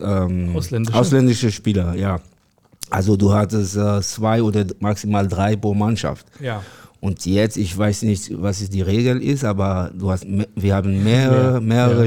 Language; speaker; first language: German; non-native, learner; French